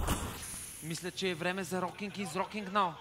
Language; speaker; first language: Bulgarian; native; Bulgarian